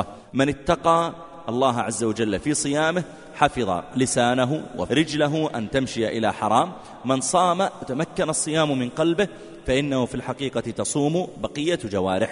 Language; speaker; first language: Arabic; native; Arabic